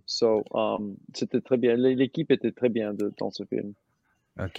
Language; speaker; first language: French; non-native, learner; English